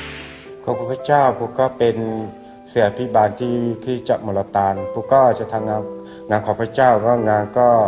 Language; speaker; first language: Thai; non-native, local second language; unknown